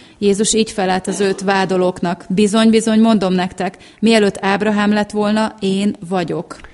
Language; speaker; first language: Hungarian; native; Hungarian